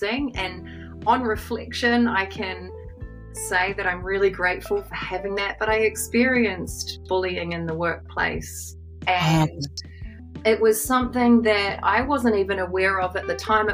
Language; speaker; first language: English; native; English